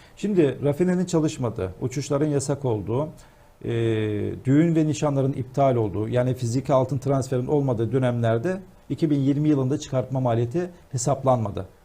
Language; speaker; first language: Turkish; native; Turkish